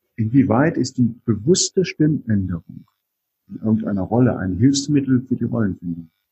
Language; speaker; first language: German; native; German